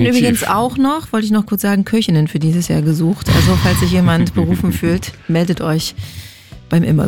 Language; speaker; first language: German; native; German